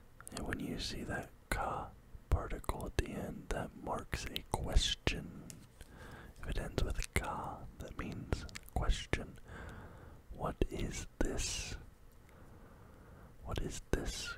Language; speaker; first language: English; native; English